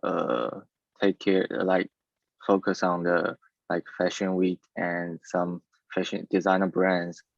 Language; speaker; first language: English; non-native, learner; Chinese